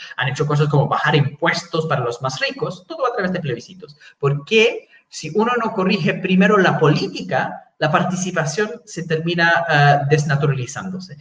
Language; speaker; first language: Spanish; non-native, fluent; English